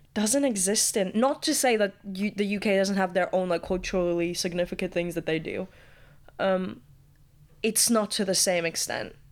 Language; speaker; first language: English; early bilingual, other home language; Latvian